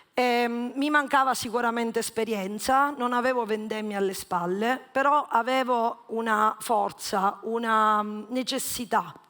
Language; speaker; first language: Italian; native; Italian